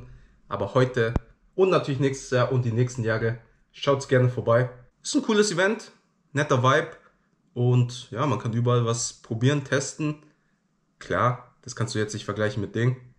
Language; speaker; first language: German; early bilingual, other home language; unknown